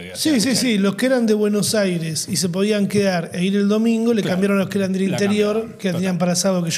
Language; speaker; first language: Spanish; native; Spanish